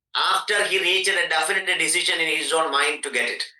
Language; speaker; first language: English; non-native, local second language; Malayalam